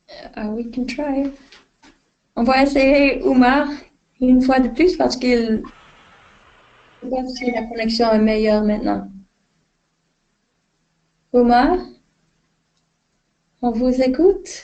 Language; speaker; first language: French; non-native, fluent; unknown